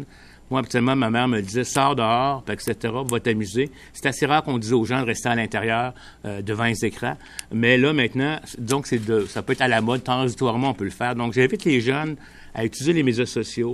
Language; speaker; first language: French; native; French